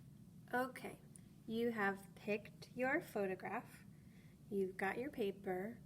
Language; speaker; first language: English; native; English